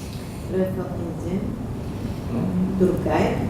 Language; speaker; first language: English; non-native, learner; Indonesian